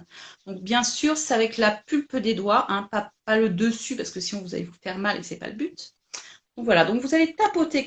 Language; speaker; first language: French; native; French